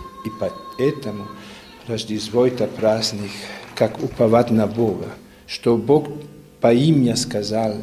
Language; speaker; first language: Russian; non-native, fluent; Italian